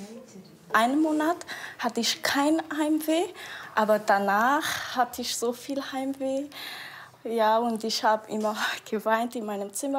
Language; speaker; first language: German; non-native, learner; Malagasy